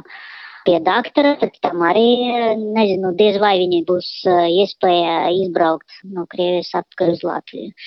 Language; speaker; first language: Latvian; non-native, local second language; Russian